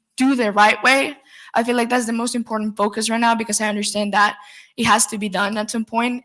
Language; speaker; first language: English; non-native, fluent; Spanish